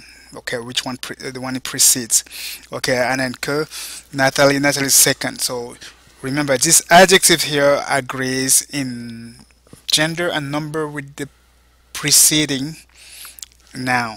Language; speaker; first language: English; non-native, fluent; French